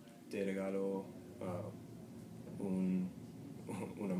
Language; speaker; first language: Italian; non-native, learner; English